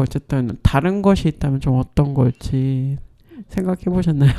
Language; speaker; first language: Korean; native; Korean